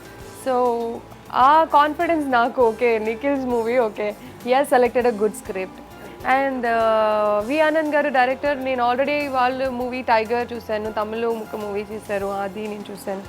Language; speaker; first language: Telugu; non-native, local second language; Kannada